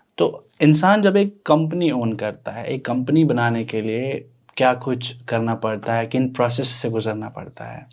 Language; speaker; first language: Hindi; native; Hindi